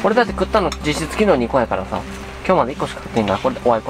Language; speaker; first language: Japanese; native; Japanese